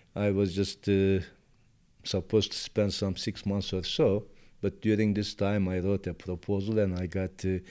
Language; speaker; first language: English; non-native, fluent; Turkish